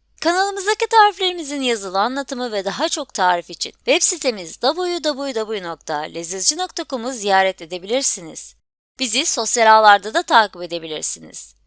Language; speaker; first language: Turkish; native; Turkish